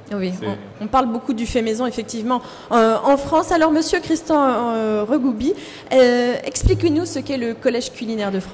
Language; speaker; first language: French; native; French